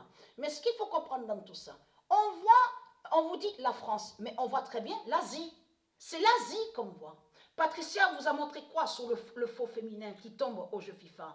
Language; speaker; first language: French; native; French